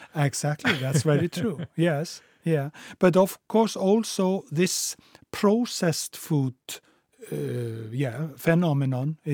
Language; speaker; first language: English; non-native, fluent; Icelandic